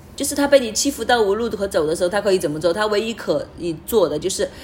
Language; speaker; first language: Chinese; non-native, fluent; Cantonese